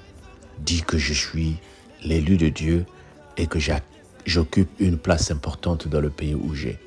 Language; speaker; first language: French; non-native, local second language; Lingala